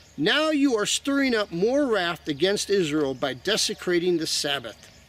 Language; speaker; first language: English; native; English